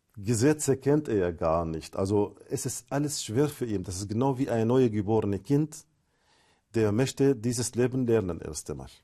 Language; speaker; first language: German; non-native, learner; Arabic